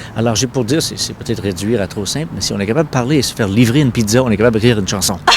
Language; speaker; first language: French; non-native, local second language; English